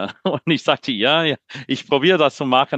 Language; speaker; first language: German; non-native, learner; English